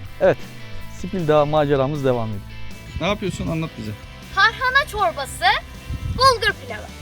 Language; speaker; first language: Turkish; native; Turkish